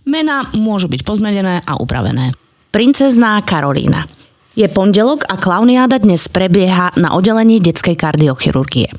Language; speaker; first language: Slovak; native; Slovak